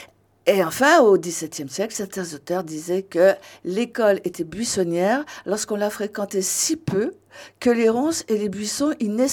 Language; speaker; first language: French; native; French